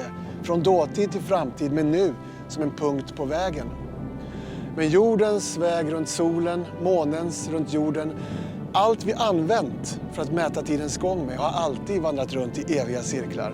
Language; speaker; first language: Swedish; native; Swedish